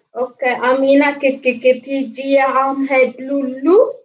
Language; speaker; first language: English; non-native, learner; Amharic